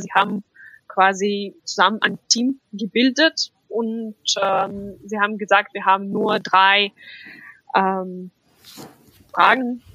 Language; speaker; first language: German; non-native, fluent; Russian